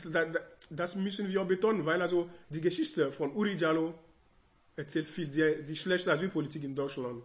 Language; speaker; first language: German; non-native, learner; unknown